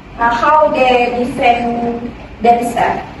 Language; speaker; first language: English; non-native, local second language; Malay